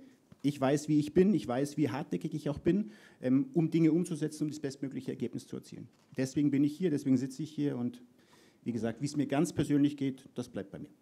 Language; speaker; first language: German; native; German